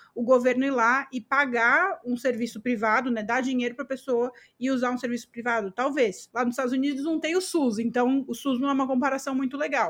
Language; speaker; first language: Portuguese; native; Portuguese